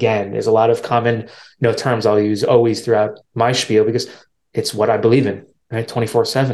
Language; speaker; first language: English; native; English